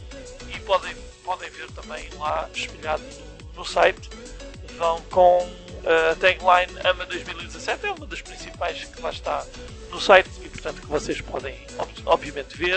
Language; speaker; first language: Portuguese; native; Portuguese